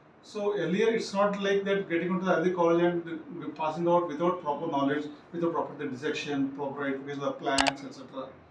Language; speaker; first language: English; non-native, local second language; Telugu